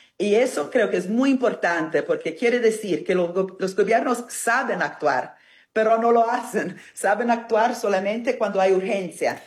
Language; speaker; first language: Spanish; non-native, fluent; Italian